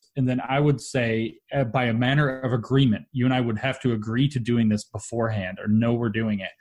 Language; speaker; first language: English; native; English